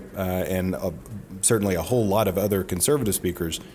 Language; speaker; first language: English; native; English